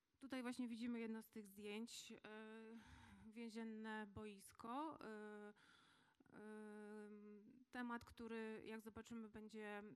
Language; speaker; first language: Polish; native; Polish